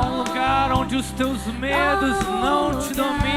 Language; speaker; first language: Portuguese; native; Portuguese